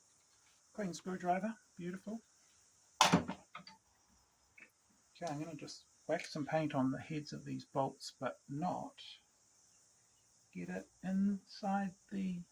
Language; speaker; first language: English; native; English